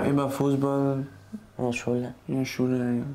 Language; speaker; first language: German; non-native, learner; Albanian